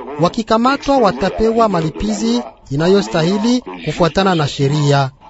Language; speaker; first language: Swahili; non-native, local second language; Luba-Lulua